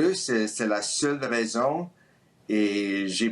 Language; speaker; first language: French; early bilingual, heritage; French